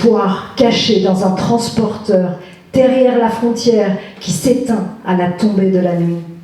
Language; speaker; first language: French; native; French